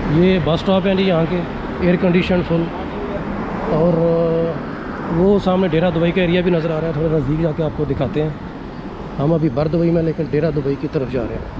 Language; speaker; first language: Urdu; non-native, local second language; Punjabi